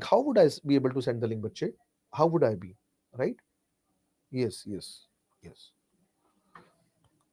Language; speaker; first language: English; non-native, local second language; Hindi